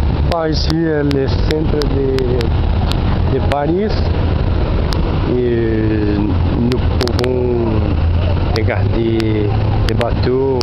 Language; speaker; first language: French; non-native, learner; Portuguese